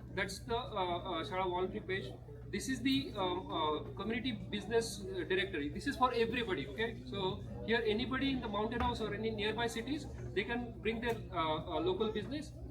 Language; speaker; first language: English; non-native, local second language; Marathi